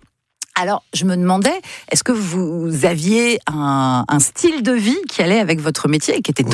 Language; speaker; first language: French; native; French